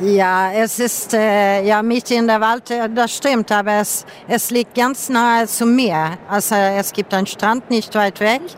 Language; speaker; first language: German; non-native, fluent; Swedish